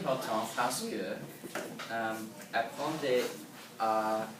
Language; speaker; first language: French; non-native, learner; English